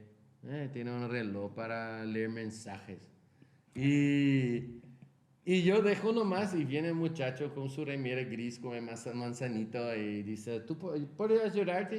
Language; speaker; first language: Spanish; non-native, fluent; Portuguese